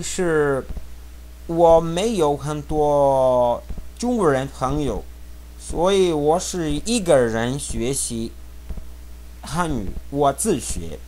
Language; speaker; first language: Chinese; non-native, learner; Portuguese